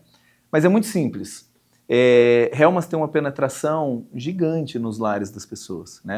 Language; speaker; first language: Portuguese; native; Portuguese